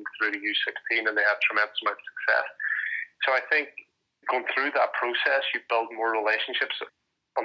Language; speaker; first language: English; native; English